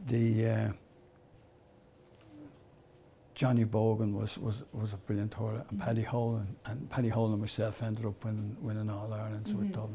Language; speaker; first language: English; native; English